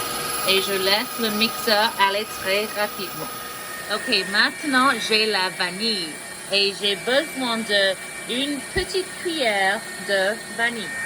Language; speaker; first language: French; non-native, fluent; English